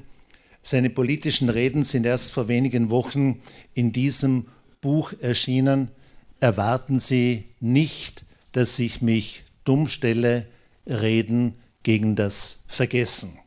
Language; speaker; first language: German; native; German